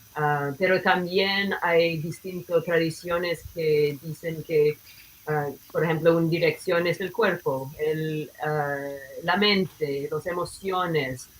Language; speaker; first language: Spanish; non-native, fluent; English